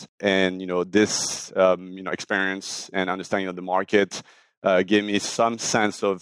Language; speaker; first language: English; non-native, fluent; French